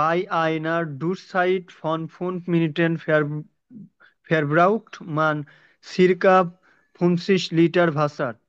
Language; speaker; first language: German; non-native, learner; Bangla